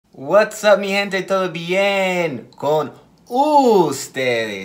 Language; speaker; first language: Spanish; non-native, fluent; English